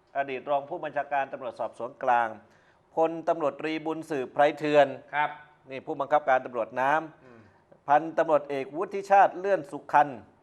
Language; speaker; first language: Thai; native; Thai